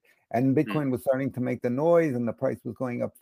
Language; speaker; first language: English; native; English